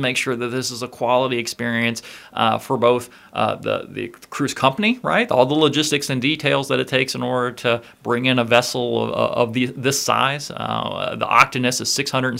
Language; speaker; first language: English; native; English